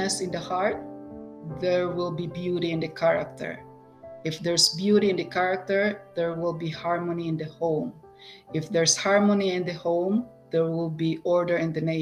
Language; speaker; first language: English; non-native, local second language; Cebuano